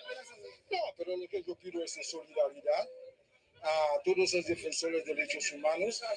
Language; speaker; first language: Spanish; non-native, fluent; Haitian Creole